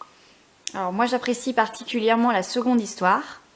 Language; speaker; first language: French; native; French